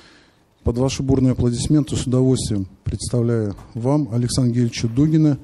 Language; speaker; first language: Russian; native; Russian